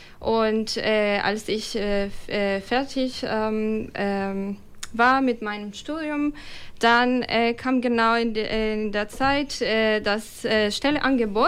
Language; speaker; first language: German; non-native, fluent; Spanish